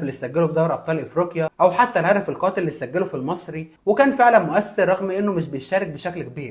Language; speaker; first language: Arabic; native; Arabic